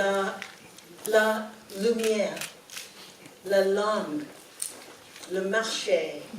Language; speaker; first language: French; non-native, learner; English